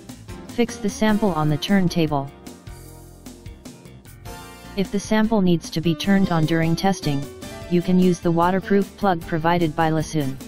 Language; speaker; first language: English; non-native, fluent; Chinese